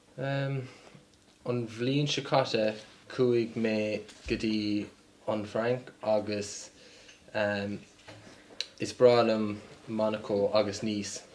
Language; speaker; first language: Irish; non-native, local second language; English